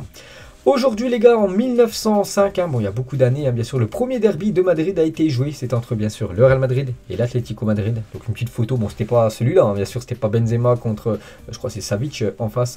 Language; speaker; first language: French; native; French